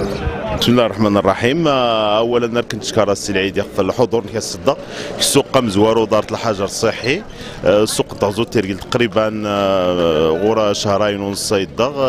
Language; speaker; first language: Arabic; non-native, local second language; Central Atlas Tamazight